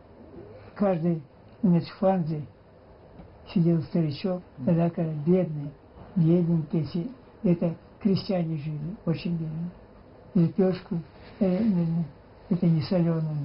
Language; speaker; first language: Russian; native; Russian